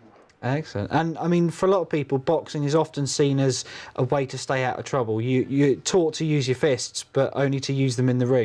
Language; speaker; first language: English; native; English